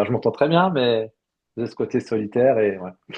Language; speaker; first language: French; native; French